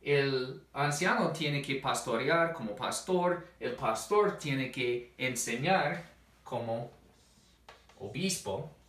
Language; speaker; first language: Spanish; non-native, fluent; English